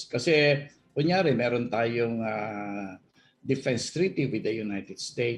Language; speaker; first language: Filipino; native; Filipino